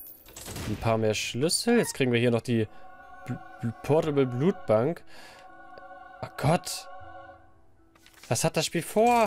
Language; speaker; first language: German; native; German